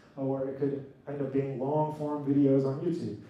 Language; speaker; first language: English; native; English